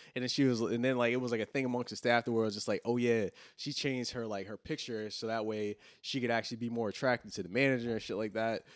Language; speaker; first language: English; native; English